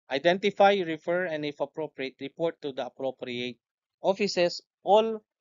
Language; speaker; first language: English; non-native, local second language; Filipino